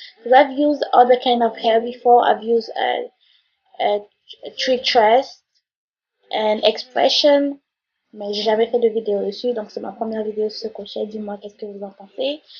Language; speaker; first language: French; non-native, local second language; Haitian Creole